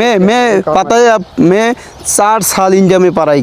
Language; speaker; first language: Hindi; non-native, learner; Bangla